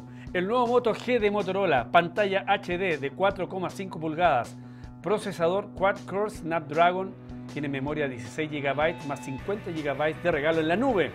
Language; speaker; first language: Spanish; native; Spanish